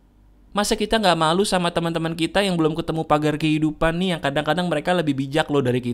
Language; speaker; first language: Indonesian; native; Indonesian